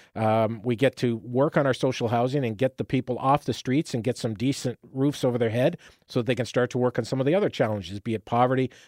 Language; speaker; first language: English; native; English